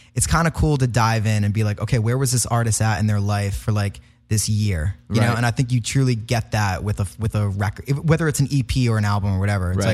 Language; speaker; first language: English; native; English